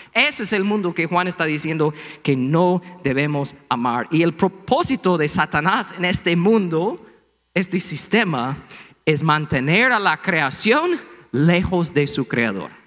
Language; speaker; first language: Spanish; non-native, fluent; English